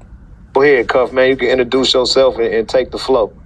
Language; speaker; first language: English; native; English